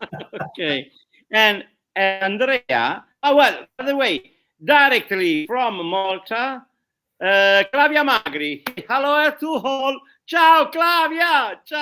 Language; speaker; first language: English; non-native, learner; Italian